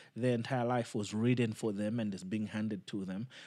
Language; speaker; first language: English; non-native, local second language; Nyanja